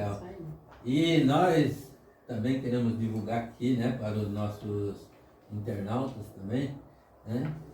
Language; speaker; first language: Portuguese; native; Portuguese